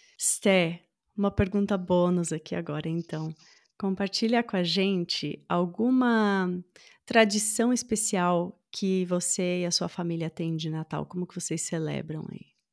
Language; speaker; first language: Portuguese; native; Portuguese